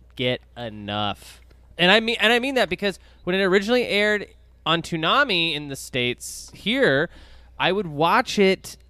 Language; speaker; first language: English; native; English